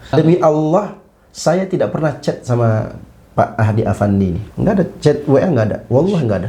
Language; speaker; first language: Indonesian; native; Indonesian